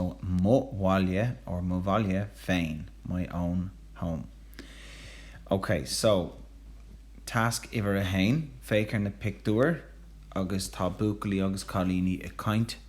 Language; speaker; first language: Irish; non-native, local second language; English